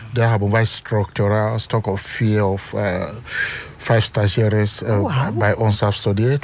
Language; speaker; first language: Dutch; non-native, learner; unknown